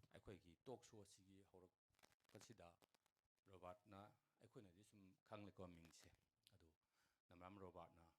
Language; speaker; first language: Manipuri; native; Manipuri